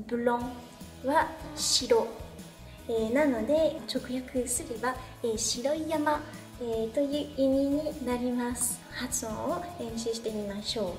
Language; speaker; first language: Japanese; non-native, fluent; French